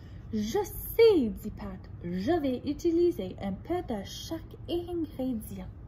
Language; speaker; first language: French; non-native, fluent; English